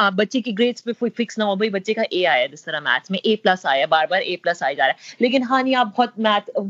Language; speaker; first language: Urdu; native; Urdu